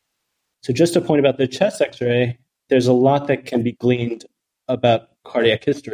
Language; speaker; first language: English; native; English